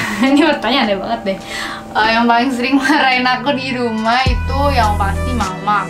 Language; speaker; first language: Indonesian; non-native, local second language; English